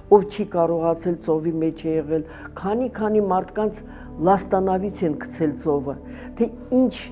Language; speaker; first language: Armenian; native; Armenian